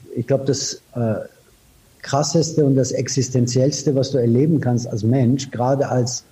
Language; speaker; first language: German; non-native, fluent; Persian